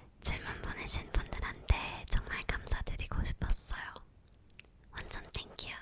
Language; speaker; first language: Korean; non-native, learner; English